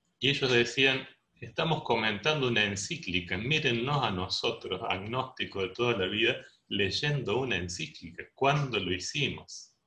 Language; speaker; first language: Spanish; native; Spanish